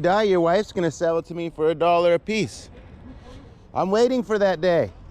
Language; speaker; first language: English; native; English